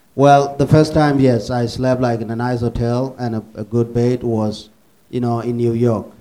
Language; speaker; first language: English; early bilingual, other home language; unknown